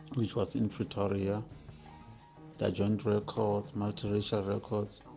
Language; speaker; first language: English; non-native, local second language; Northern Sotho